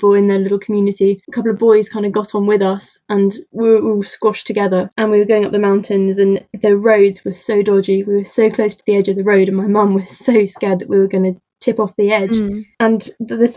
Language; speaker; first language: English; native; English